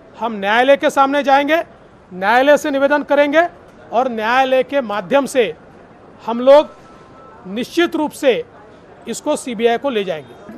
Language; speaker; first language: Hindi; non-native, local second language; Marathi